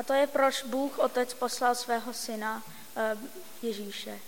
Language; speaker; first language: Czech; non-native, fluent; English